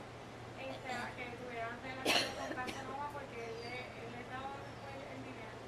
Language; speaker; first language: Spanish; native; Spanish